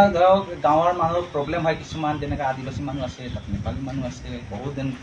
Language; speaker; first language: Assamese; non-native, local second language; Karbi